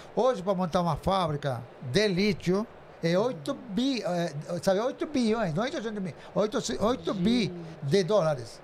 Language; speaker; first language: Portuguese; non-native, fluent; Spanish